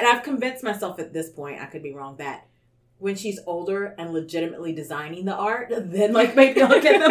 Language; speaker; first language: English; native; English